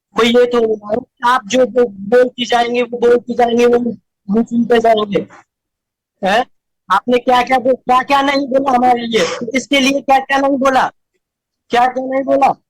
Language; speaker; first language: Hindi; native; Hindi